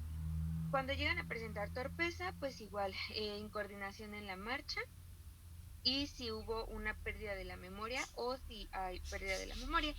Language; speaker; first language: Spanish; native; Spanish